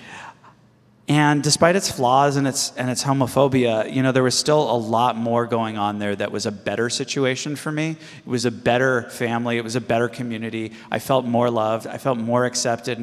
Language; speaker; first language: English; native; English